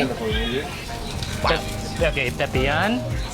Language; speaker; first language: Spanish; non-native, learner; English